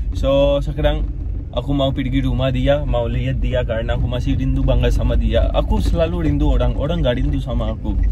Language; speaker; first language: Indonesian; non-native, learner; Urdu